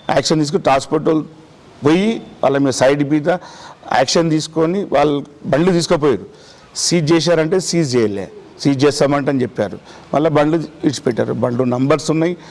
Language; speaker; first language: Telugu; native; Telugu